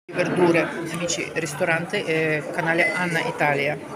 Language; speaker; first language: Italian; non-native, learner; Ukrainian